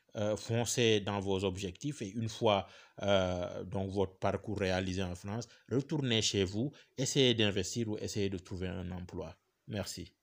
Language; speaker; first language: French; non-native, local second language; Wolof